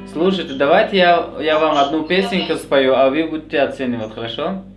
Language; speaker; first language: Russian; non-native, local second language; Tajik